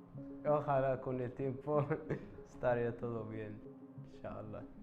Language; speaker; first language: Spanish; non-native, learner; Arabic